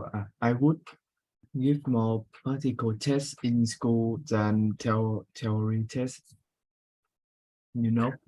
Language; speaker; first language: English; non-native, learner; Vietnamese